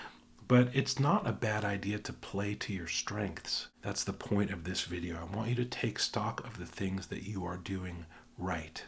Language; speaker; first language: English; native; English